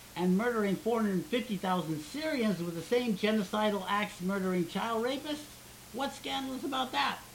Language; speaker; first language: English; native; English